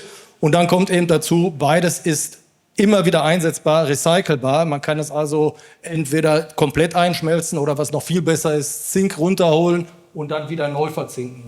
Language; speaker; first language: German; native; German